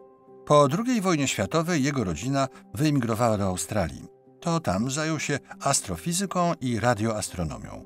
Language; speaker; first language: Polish; native; Polish